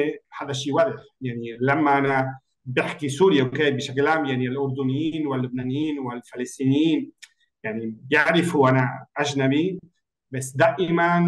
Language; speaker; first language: Arabic; non-native, learner; Spanish